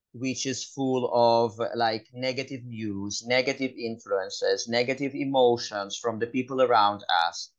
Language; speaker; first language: English; non-native, fluent; Hebrew